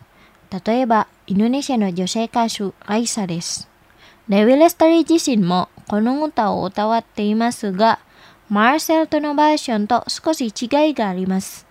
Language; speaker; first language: Japanese; non-native, fluent; Indonesian